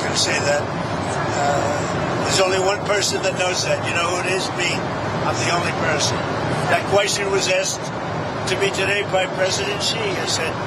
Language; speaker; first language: English; native; English